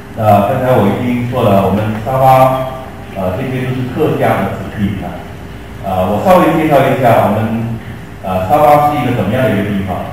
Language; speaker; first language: Chinese; non-native, local second language; Hakka Chinese